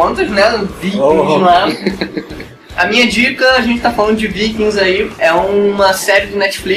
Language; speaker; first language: Portuguese; native; Portuguese